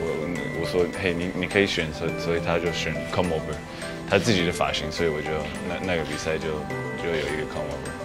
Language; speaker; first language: Chinese; early bilingual, heritage; English